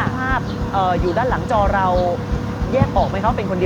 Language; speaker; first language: Thai; native; Thai